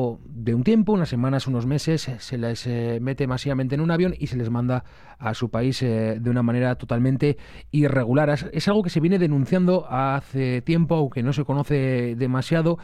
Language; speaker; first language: Spanish; native; Spanish